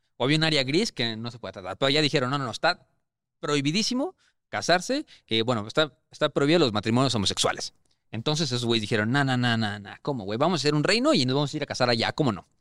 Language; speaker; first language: Spanish; native; Spanish